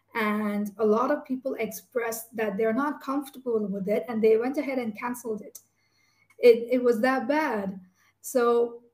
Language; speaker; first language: English; non-native, local second language; Tamil